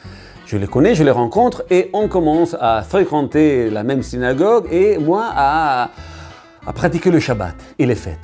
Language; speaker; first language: French; non-native, learner; Italian